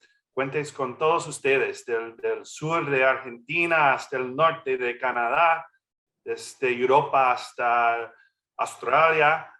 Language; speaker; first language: Spanish; non-native, fluent; English